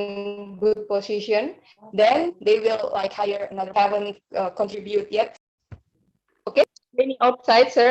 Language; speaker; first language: English; non-native, learner; Indonesian